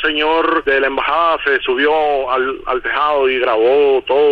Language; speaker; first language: Spanish; native; Spanish